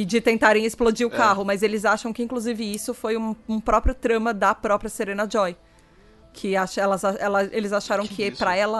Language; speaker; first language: Portuguese; native; Portuguese